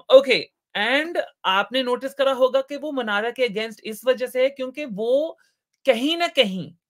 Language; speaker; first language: Hindi; native; Hindi